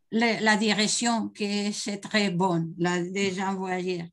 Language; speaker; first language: French; non-native, learner; Spanish